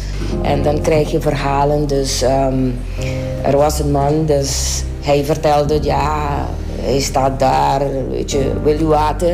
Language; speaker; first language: Dutch; non-native, local second language; Papiamento